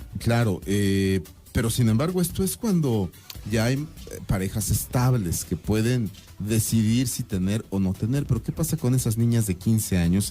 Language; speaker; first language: Spanish; native; Spanish